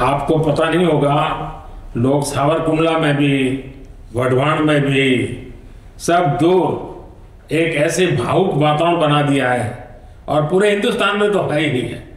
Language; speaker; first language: Hindi; non-native, local second language; Gujarati